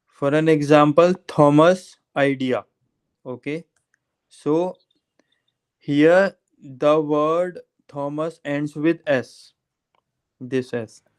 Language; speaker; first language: English; non-native, local second language; Hindi